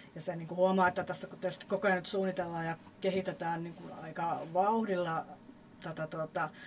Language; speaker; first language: Finnish; native; Finnish